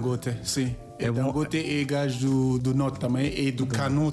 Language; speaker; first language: Portuguese; non-native, learner; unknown